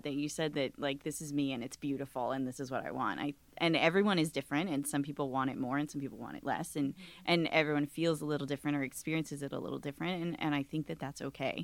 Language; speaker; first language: English; native; English